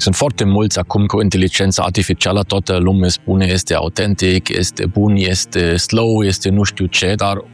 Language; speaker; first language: Romanian; non-native, fluent; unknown